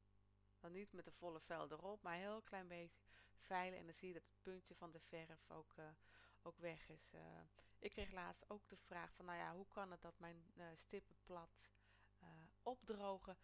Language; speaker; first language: Dutch; native; Dutch